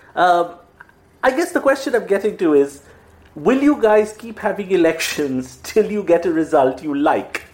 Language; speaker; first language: English; non-native, local second language; Bangla